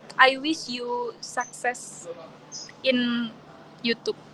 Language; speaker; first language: English; non-native, learner; Indonesian